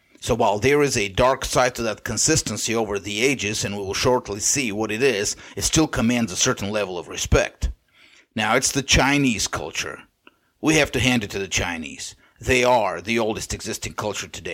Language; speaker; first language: English; non-native, fluent; Bulgarian